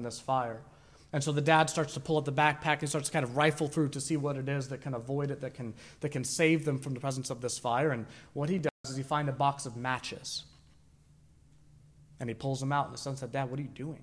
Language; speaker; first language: English; native; English